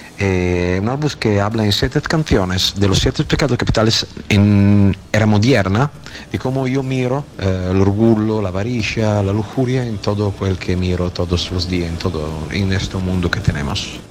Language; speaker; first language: Spanish; non-native, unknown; Italian